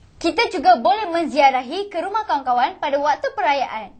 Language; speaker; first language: Malay; native; Malay